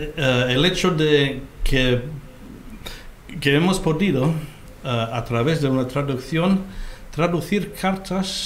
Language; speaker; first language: Spanish; non-native, fluent; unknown